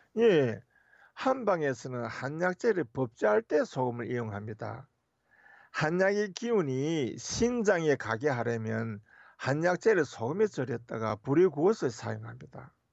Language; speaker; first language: Korean; native; Korean